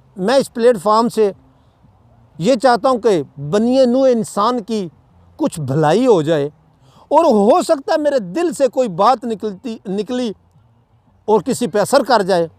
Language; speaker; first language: Urdu; non-native, local second language; Punjabi